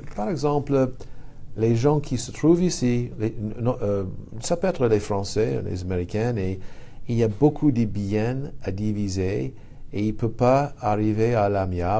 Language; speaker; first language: French; non-native, fluent; English